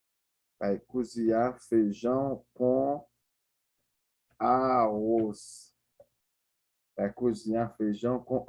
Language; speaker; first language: Portuguese; non-native, learner; Haitian Creole